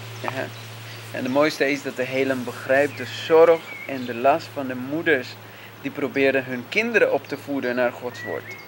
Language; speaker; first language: Dutch; non-native, fluent; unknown